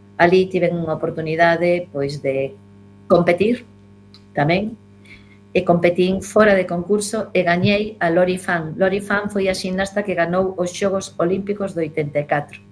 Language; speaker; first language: Galician; non-native, local second language; Spanish